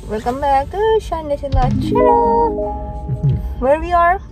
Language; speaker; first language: English; non-native, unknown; Indonesian